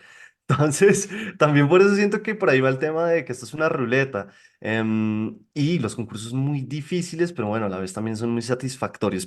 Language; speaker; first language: Spanish; native; Spanish